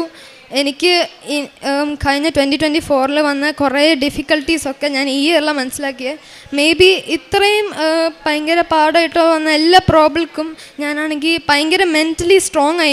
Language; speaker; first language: Malayalam; early bilingual, heritage; Malayalam